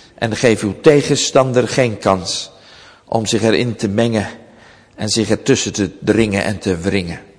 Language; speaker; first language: Dutch; native; Dutch